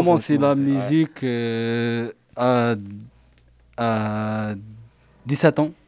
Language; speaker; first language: French; non-native, learner; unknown